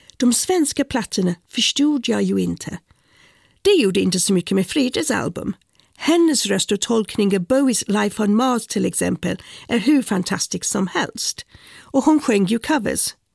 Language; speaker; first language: Swedish; non-native, fluent; English